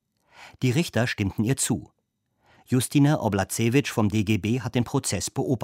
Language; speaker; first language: German; native; German